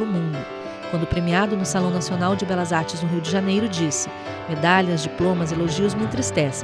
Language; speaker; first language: Portuguese; native; Portuguese